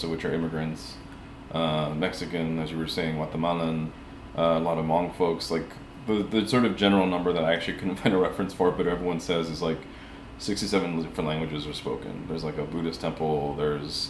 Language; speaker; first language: English; early bilingual, other home language; Spanish